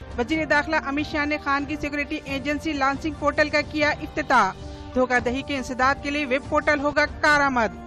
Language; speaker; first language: Urdu; native; Urdu